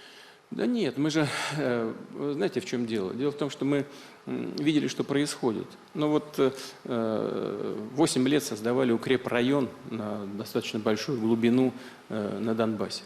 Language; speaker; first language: Russian; native; Russian